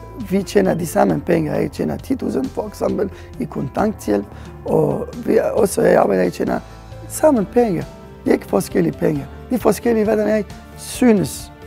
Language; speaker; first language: Danish; non-native, learner; Arabic